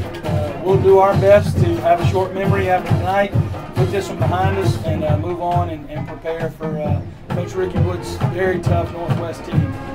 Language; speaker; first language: English; native; English